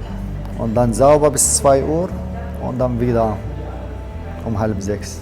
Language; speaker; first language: German; non-native, learner; Arabic